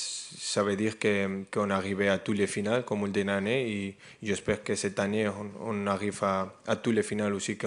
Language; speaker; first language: French; non-native, fluent; Spanish